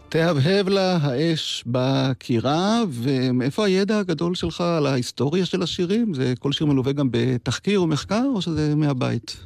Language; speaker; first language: Hebrew; native; Hebrew